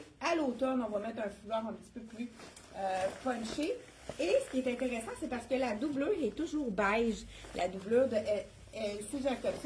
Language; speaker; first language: French; native; French